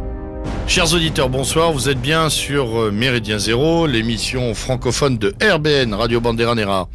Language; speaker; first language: French; native; French